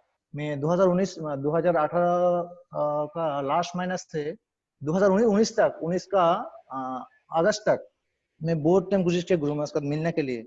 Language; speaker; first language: Hindi; non-native, learner; Bangla